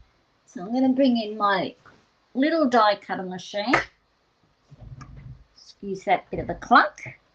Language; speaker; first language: English; native; English